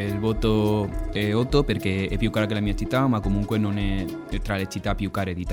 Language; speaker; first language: Italian; non-native, fluent; Spanish